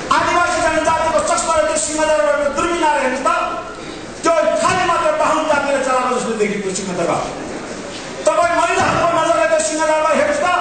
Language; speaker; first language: Nepali; non-native, local second language; Sherpa